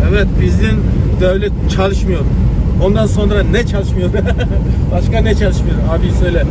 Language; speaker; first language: Turkish; non-native, learner; Kazakh